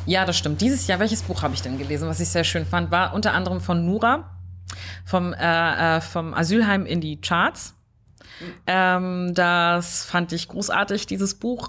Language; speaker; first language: German; early bilingual, other home language; French